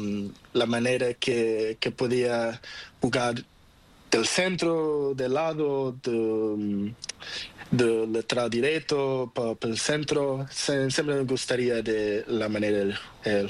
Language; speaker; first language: Spanish; non-native, learner; Portuguese